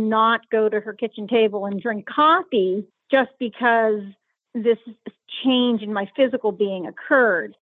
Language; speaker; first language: English; native; English